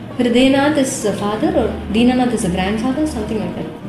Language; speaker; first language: English; non-native, local second language; Tamil